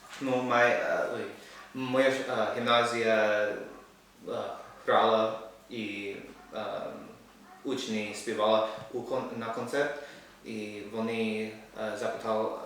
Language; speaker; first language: Ukrainian; non-native, learner; English